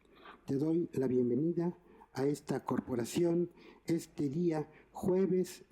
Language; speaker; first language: Spanish; native; Spanish